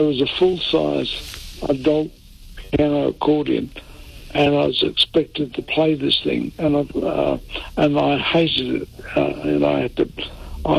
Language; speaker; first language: English; non-native, local second language; Italian